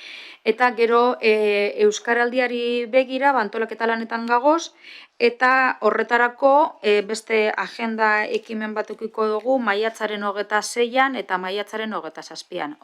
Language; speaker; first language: Basque; native; Basque